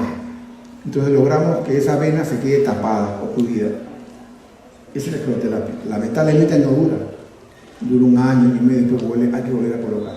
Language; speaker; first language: Spanish; native; Spanish